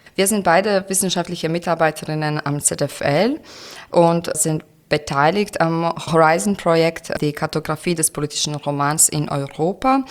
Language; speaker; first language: German; non-native, fluent; Croatian